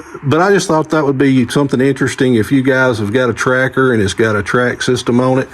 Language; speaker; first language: English; native; English